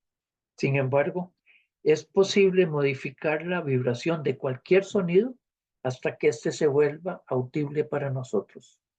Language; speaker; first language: Spanish; native; Spanish